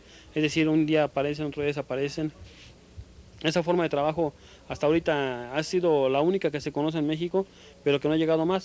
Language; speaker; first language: Spanish; native; Spanish